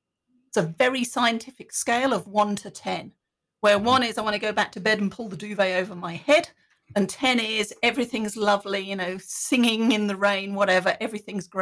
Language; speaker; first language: English; native; English